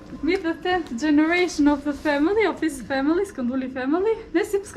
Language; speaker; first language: English; non-native, fluent; Albanian